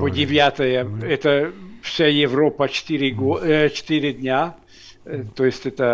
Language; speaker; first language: Russian; non-native, fluent; Hungarian